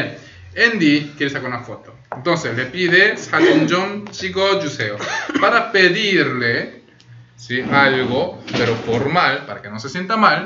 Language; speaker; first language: Spanish; early bilingual, other home language; Korean